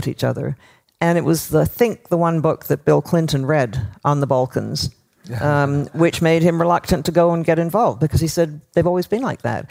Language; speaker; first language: English; native; English